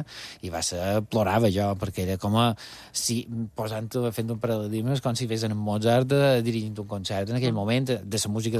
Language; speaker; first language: Catalan; native; Catalan